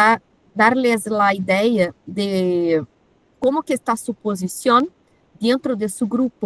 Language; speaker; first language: Spanish; non-native, learner; Portuguese